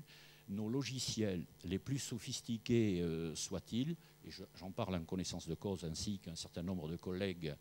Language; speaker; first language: French; native; French